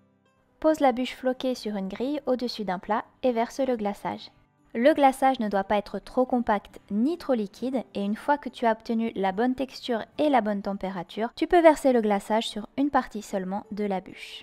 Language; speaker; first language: French; native; French